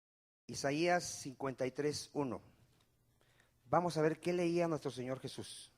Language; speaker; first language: Spanish; native; Spanish